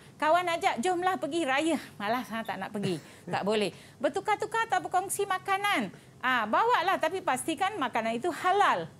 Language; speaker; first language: Malay; non-native, local second language; Tamil